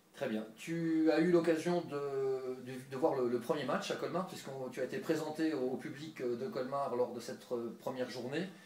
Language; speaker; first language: French; native; French